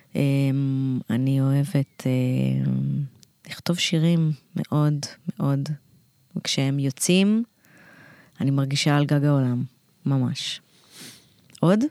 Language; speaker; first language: Hebrew; early bilingual, other home language; Russian